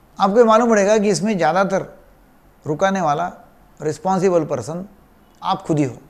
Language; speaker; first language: Hindi; non-native, local second language; Marathi